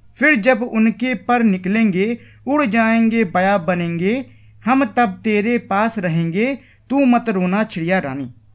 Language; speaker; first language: Hindi; native; Hindi